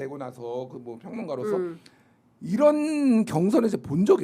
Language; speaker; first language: Korean; native; Korean